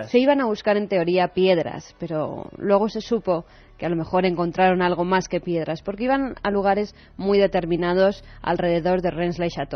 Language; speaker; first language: Spanish; native; Spanish